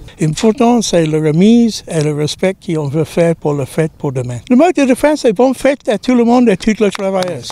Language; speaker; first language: French; non-native, learner; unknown